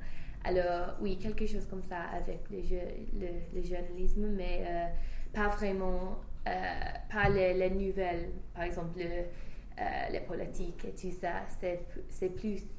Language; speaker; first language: French; non-native, fluent; English